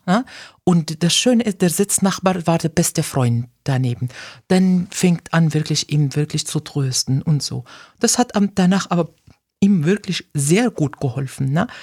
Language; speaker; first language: German; non-native, fluent; Arabic